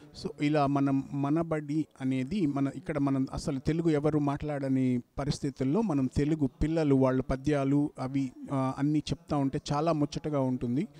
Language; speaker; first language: Telugu; native; Telugu